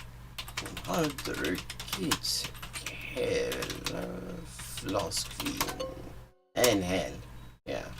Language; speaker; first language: Swedish; non-native, learner; English